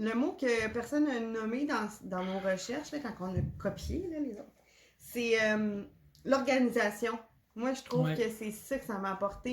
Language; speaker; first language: French; native; French